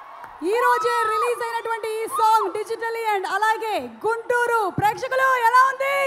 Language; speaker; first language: Telugu; native; Telugu